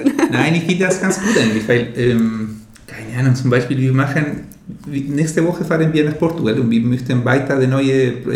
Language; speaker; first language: German; non-native, learner; Spanish